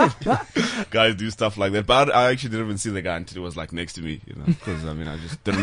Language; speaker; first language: English; non-native, local second language; Zulu